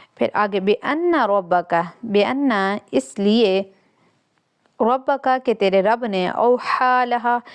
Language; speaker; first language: Urdu; non-native, local second language; Punjabi